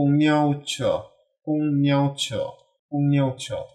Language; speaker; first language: Chinese; non-native, learner; Korean